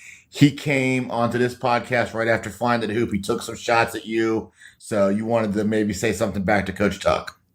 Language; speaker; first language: English; native; English